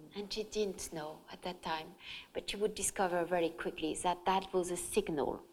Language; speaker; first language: English; non-native, fluent; French